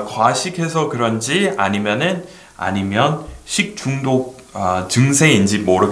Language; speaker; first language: Korean; non-native, fluent; English